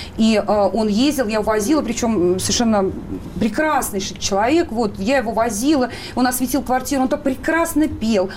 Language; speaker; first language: Russian; native; Russian